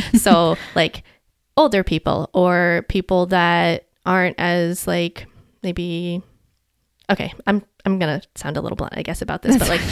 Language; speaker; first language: English; native; English